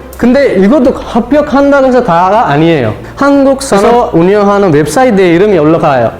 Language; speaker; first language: Korean; non-native, fluent; Sinhala